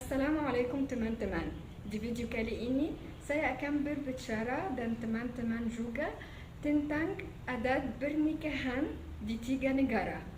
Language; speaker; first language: Indonesian; non-native, fluent; Arabic